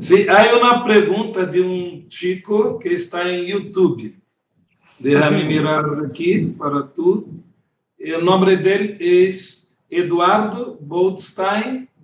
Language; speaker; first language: Spanish; non-native, learner; Portuguese